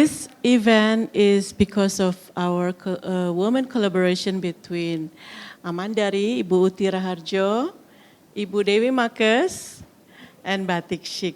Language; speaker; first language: English; non-native, fluent; Indonesian